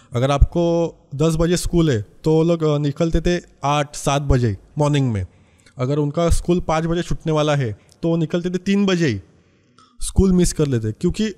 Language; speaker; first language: Hindi; non-native, local second language; Marathi